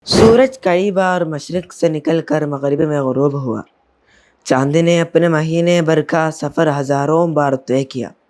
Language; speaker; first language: Hindi; non-native, learner; Malayalam